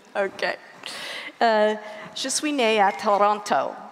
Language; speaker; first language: French; non-native, learner; English